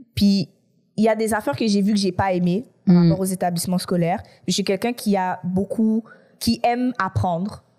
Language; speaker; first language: French; native; French